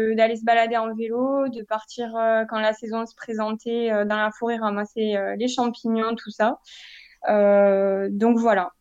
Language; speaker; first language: French; native; French